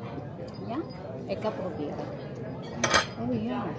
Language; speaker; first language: Dutch; non-native, learner; Filipino